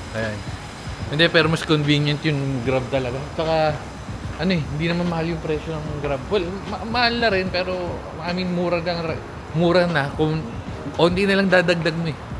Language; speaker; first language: Filipino; native; Filipino